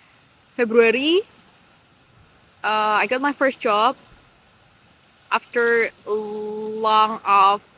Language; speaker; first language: English; non-native, learner; Indonesian